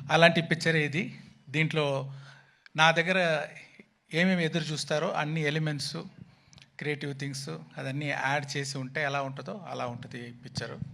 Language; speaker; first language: Telugu; non-native, fluent; Tamil